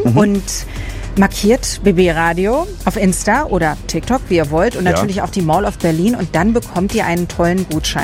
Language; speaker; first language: German; native; German